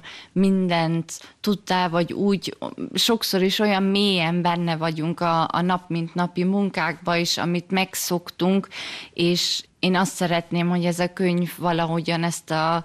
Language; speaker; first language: Hungarian; early bilingual, heritage; German